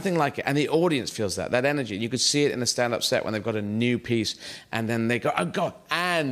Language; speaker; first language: English; native; English